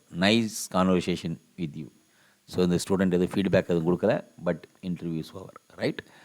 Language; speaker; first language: English; non-native, local second language; Tamil